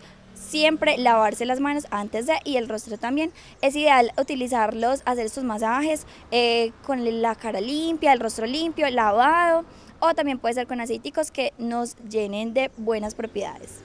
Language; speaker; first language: Spanish; native; Spanish